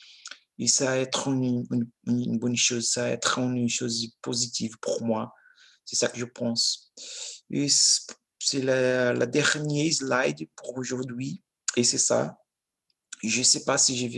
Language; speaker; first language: French; non-native, learner; Portuguese